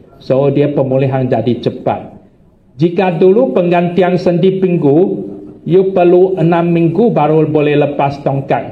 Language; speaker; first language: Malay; non-native, local second language; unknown